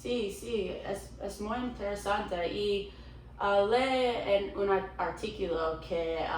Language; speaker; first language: Spanish; non-native, learner; English